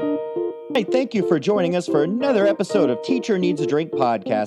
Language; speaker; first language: English; native; English